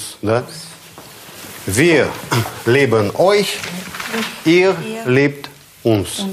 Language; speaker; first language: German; non-native, fluent; Russian